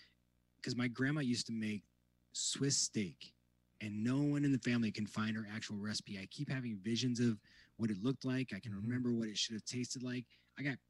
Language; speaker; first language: English; native; English